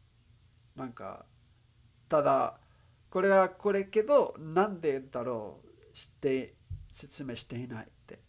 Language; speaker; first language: Japanese; non-native, learner; English